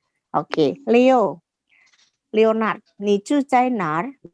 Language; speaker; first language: Chinese; non-native, fluent; Indonesian